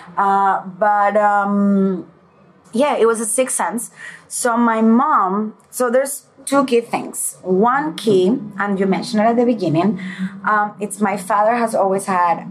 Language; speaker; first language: English; early bilingual, other home language; Spanish